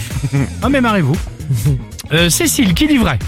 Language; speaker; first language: French; native; French